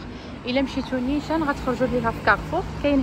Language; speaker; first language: Arabic; native; Arabic